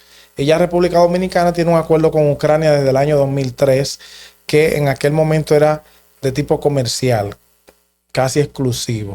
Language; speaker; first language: Spanish; native; Spanish